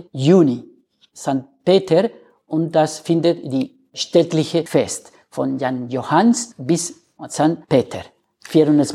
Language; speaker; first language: German; non-native, fluent; Spanish